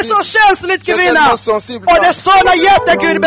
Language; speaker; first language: Swedish; non-native, learner; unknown